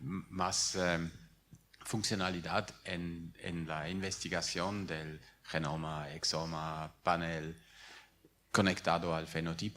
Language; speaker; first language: Spanish; non-native, fluent; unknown